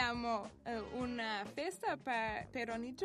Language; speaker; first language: Italian; non-native, learner; Portuguese